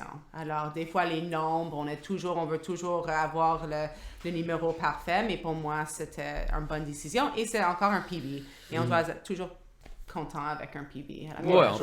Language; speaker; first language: French; non-native, local second language; English